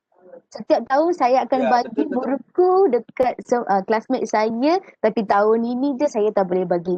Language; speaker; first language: Malay; native; Malay